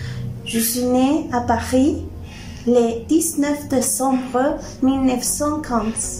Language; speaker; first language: French; non-native, fluent; Spanish